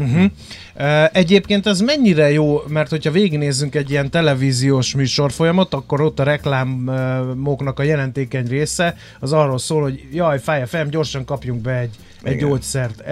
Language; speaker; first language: Hungarian; native; Hungarian